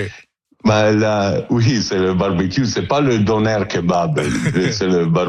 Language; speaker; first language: French; non-native, fluent; Italian